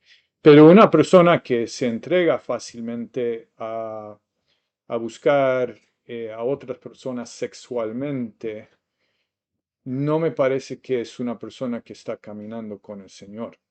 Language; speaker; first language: Spanish; non-native, fluent; English